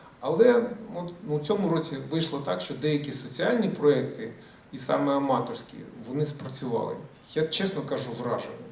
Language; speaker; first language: Ukrainian; early bilingual, other home language; Russian